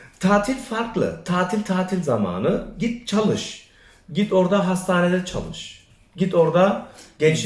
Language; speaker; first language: Turkish; early bilingual, other home language; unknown